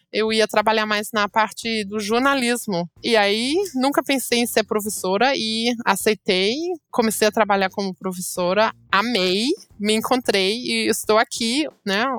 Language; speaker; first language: Portuguese; non-native, fluent; German